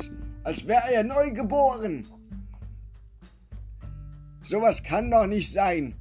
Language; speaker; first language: German; native; German